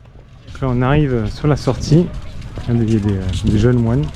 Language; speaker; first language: French; native; French